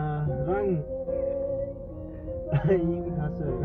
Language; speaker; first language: Korean; non-native, learner; Nepali